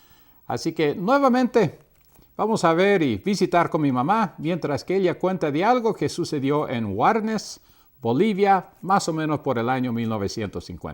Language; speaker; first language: Spanish; non-native, local second language; English